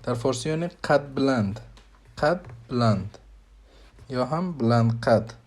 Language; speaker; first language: Persian; non-native, fluent; Urdu